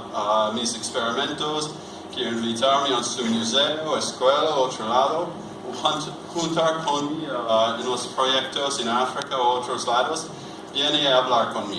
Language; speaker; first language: Spanish; non-native, learner; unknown